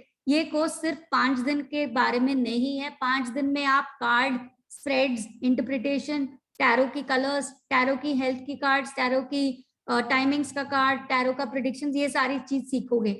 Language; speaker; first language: Hindi; native; Hindi